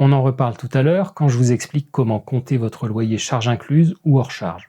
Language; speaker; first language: French; native; French